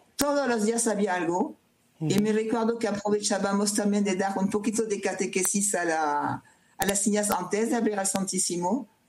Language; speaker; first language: Spanish; non-native, fluent; French